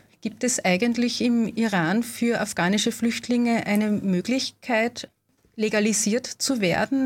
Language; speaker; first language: German; native; German